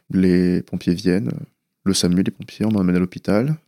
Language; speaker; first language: French; early bilingual, other home language; Persian